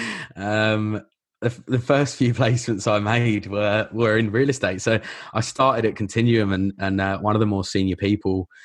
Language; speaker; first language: English; native; English